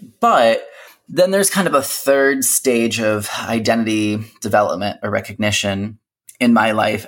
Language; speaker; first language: English; native; English